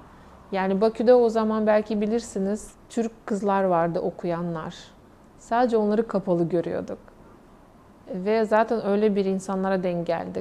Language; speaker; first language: Turkish; non-native, fluent; Russian